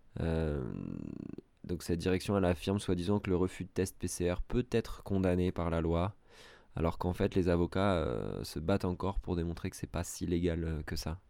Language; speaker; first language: French; native; French